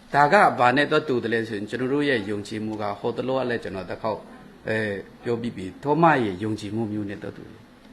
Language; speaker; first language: Burmese; non-native, local second language; Kachin